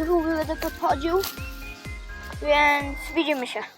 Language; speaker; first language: Polish; native; Polish